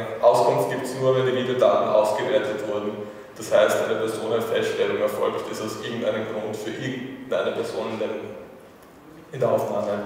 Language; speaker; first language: German; native; German